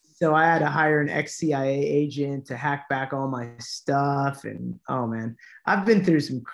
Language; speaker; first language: English; native; English